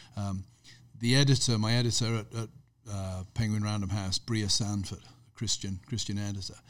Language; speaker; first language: English; native; English